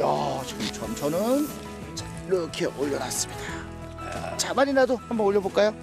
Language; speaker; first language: Korean; native; Korean